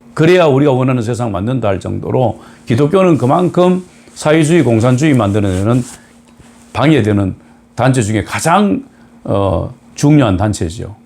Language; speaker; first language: Korean; native; Korean